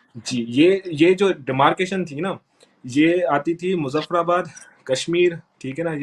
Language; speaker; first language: Urdu; non-native, local second language; Sindhi